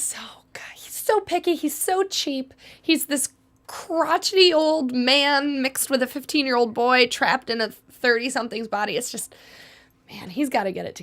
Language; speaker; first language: English; native; English